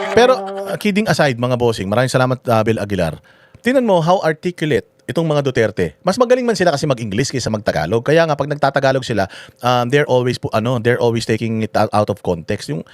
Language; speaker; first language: Filipino; native; Filipino